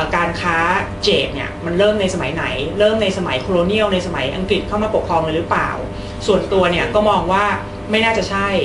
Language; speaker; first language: Thai; native; Thai